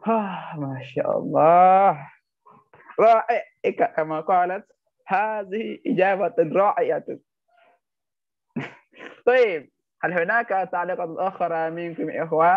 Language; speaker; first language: Arabic; non-native, learner; Indonesian